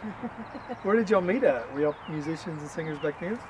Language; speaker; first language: English; native; English